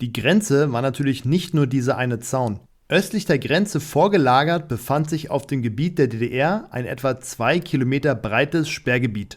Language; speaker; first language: German; native; German